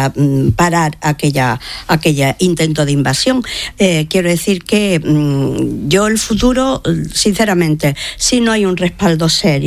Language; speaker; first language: Spanish; native; Spanish